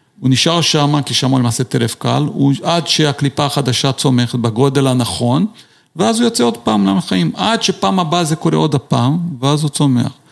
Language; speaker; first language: Hebrew; non-native, fluent; Portuguese